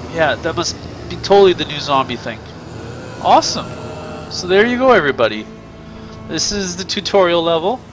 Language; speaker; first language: English; native; English